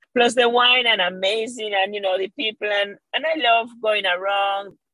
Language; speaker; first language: English; non-native, fluent; Spanish